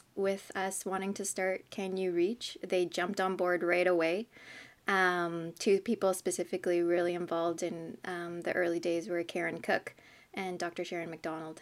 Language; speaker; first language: English; native; English